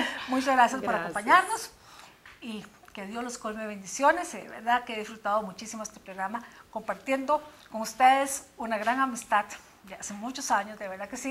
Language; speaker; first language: Spanish; native; Spanish